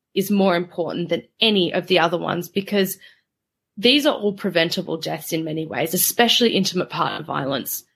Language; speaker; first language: English; native; English